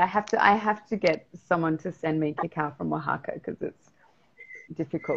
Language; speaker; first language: English; native; English